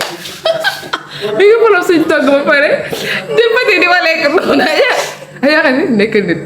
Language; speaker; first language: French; non-native, local second language; Wolof